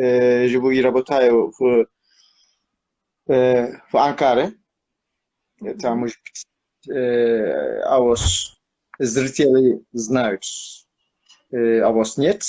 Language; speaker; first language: Russian; non-native, learner; Turkish